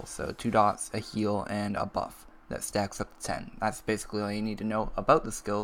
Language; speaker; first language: English; native; English